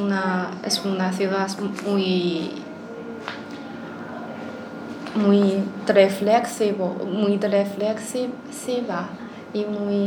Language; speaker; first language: Spanish; non-native, learner; Chinese